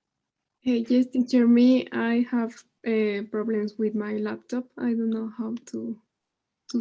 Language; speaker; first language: English; non-native, learner; Spanish